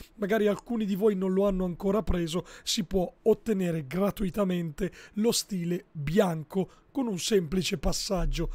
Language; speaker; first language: Italian; native; Italian